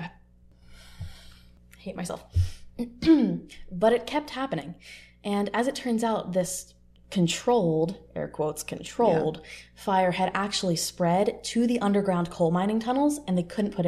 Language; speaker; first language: English; native; English